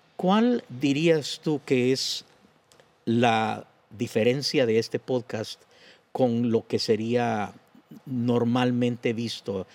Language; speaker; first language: Spanish; native; Spanish